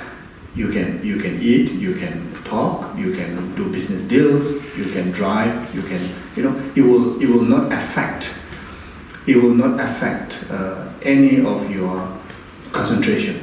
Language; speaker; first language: English; non-native, fluent; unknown